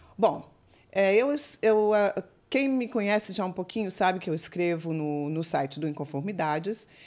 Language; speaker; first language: Portuguese; native; Portuguese